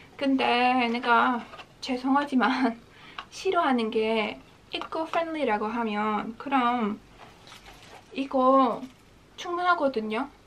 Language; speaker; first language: Korean; non-native, fluent; Latvian